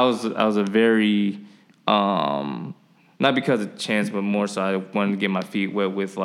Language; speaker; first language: English; native; English